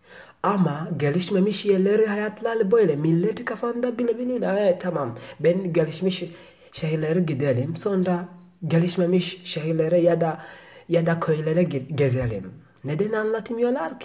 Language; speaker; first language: Turkish; non-native, learner; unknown